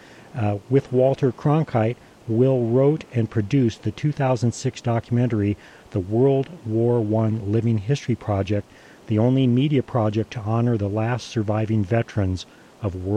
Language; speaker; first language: English; native; English